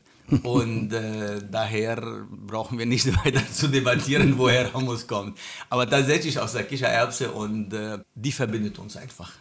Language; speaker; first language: German; non-native, fluent; Arabic